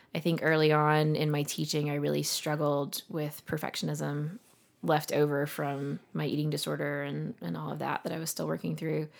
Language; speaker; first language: English; native; English